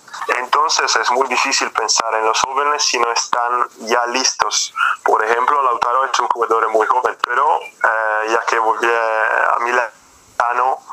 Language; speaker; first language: Spanish; non-native, fluent; Italian